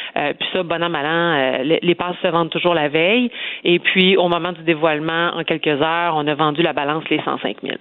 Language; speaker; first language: French; native; French